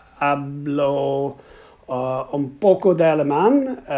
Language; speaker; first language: Spanish; non-native, learner; English